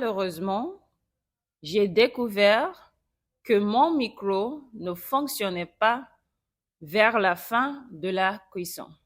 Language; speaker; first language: French; non-native, local second language; Yoruba